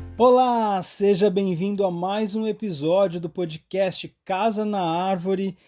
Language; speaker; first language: Portuguese; native; Portuguese